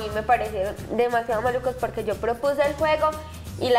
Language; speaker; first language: Spanish; native; Spanish